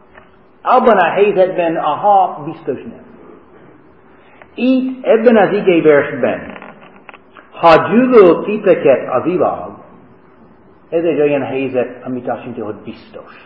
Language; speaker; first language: Hungarian; non-native, fluent; English